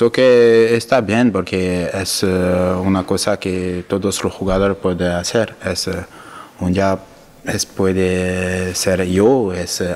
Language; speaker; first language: Spanish; non-native, learner; French